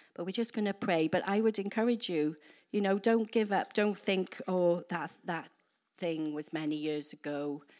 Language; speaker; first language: English; native; English